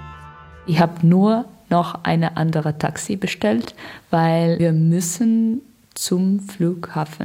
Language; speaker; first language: German; non-native, learner; Russian